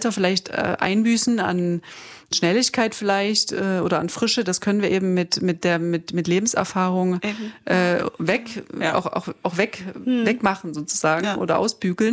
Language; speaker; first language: German; native; German